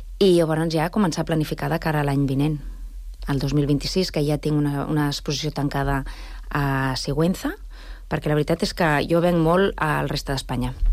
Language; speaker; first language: Catalan; non-native, local second language; Spanish